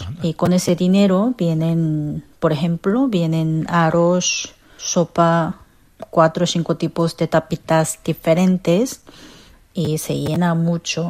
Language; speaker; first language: Spanish; non-native, fluent; Korean